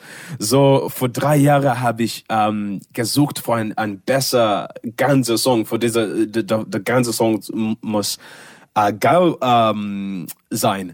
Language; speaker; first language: German; non-native, learner; English